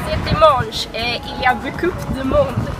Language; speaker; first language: French; non-native, learner; Swedish